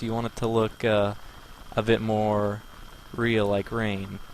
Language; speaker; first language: English; native; English